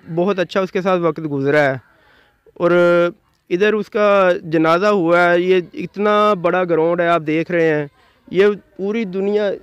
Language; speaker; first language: Urdu; native; Urdu